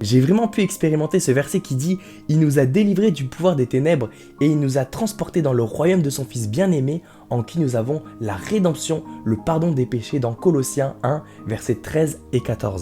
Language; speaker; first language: French; native; French